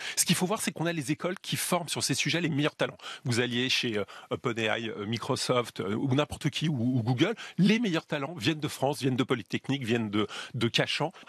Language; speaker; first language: French; native; French